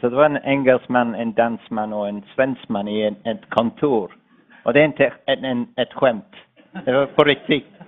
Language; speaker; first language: Swedish; non-native, fluent; English